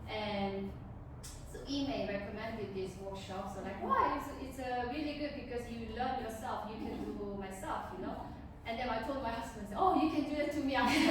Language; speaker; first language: English; non-native, learner; Korean